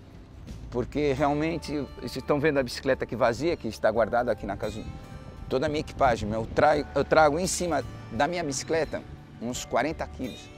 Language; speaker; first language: Portuguese; non-native, fluent; Spanish